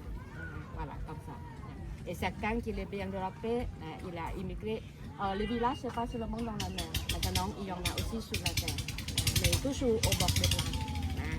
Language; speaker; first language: French; non-native, learner; Thai